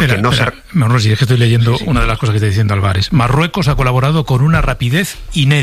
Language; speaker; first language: Spanish; native; Spanish